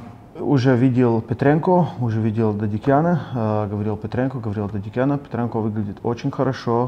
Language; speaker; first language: Russian; non-native, learner; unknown